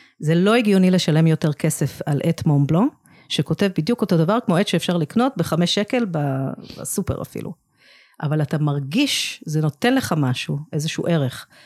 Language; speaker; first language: Hebrew; early bilingual, other home language; English